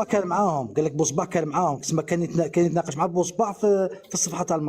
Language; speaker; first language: Arabic; native; Arabic